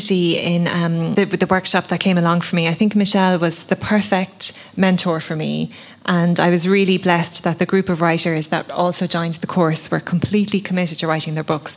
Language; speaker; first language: English; native; English